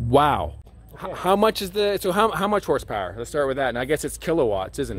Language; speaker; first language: English; native; English